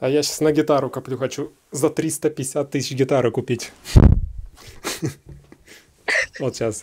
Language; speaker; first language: Russian; native; Russian